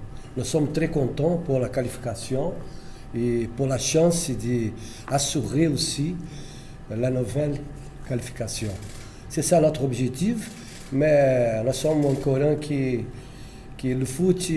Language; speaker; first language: French; non-native, fluent; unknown